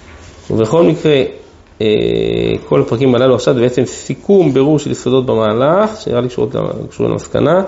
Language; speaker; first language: Hebrew; native; Hebrew